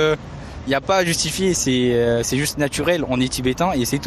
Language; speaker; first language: French; early bilingual, other home language; Tibetan